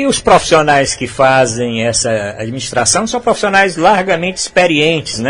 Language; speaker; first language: Portuguese; native; Portuguese